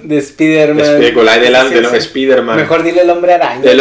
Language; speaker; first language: Spanish; native; Spanish